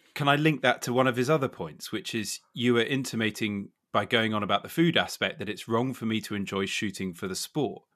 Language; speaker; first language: English; native; English